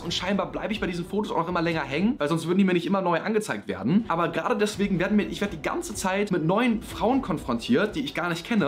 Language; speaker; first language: German; native; German